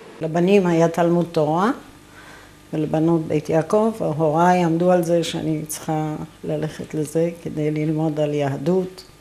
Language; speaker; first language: Hebrew; non-native, fluent; German